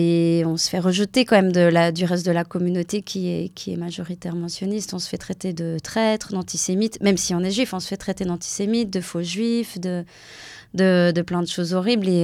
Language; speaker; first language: French; native; French